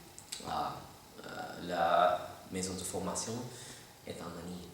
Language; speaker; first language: French; non-native, learner; Filipino